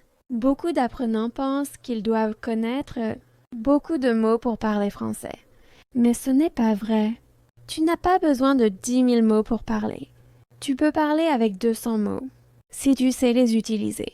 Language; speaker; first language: French; non-native, fluent; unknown